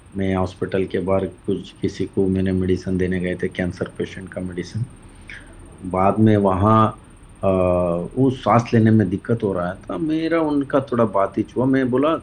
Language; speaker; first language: Hindi; non-native, local second language; Kannada